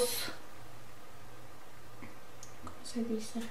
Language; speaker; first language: Spanish; non-native, learner; Turkish